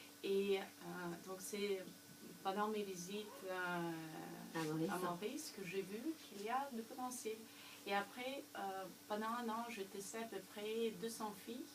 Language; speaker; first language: French; non-native, fluent; Russian